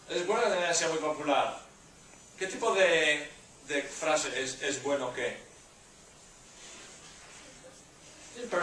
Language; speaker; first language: Spanish; non-native, learner; English